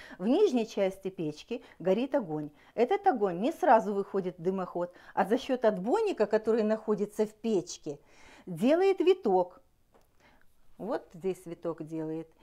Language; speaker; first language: Russian; native; Russian